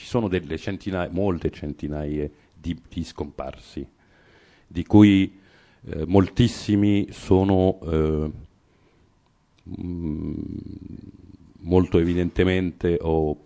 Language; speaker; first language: Italian; non-native, fluent; Arabic